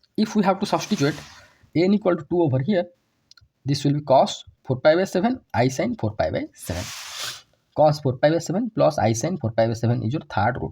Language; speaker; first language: English; non-native, local second language; Odia